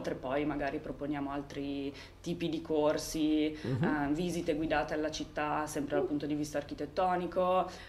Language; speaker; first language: Italian; native; Italian